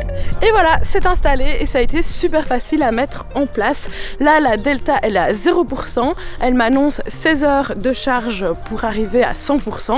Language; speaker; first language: French; native; French